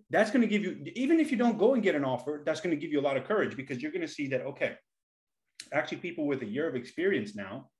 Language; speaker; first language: English; native; English